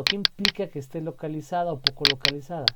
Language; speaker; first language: Spanish; native; Spanish